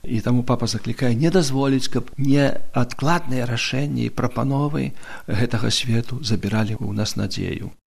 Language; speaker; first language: Belarusian; non-native, local second language; Polish